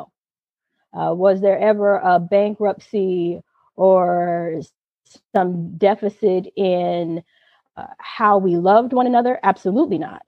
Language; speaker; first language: English; native; English